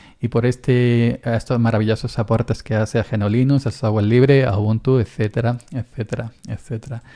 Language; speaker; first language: Spanish; native; Spanish